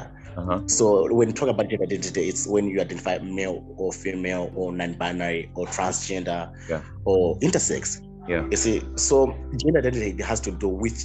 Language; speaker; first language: English; non-native, local second language; Nyanja